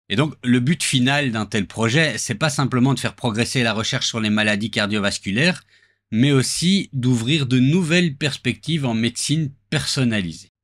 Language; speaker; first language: French; native; French